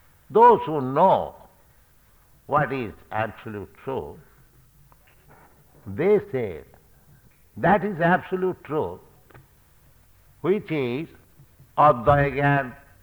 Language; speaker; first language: English; non-native, local second language; Bangla